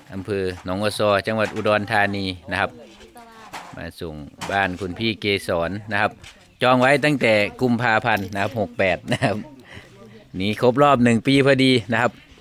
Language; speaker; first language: Thai; native; Thai